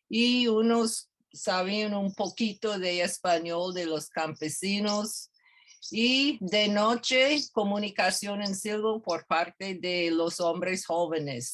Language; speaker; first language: Spanish; non-native, fluent; English